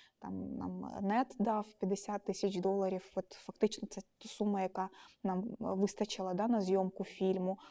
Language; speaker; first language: Ukrainian; non-native, local second language; Russian